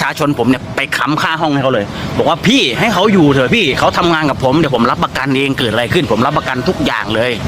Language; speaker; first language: Thai; native; Thai